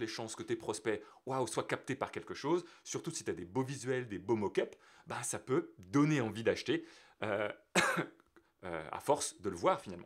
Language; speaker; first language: French; native; French